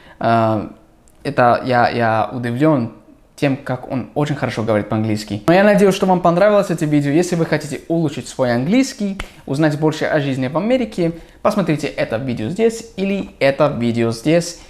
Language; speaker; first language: Russian; non-native, fluent; English